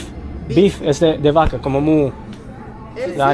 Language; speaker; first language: Spanish; non-native, learner; English